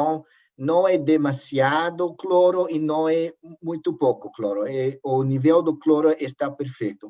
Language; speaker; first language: Portuguese; non-native, learner; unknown